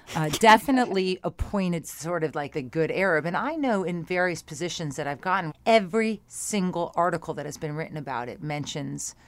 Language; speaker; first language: English; native; English